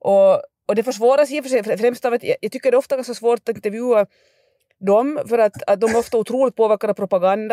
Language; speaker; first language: Swedish; native; Swedish